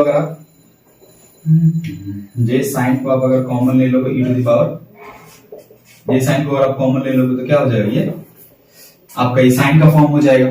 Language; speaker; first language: Hindi; native; Hindi